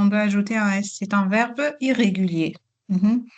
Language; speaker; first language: French; non-native, local second language; Arabic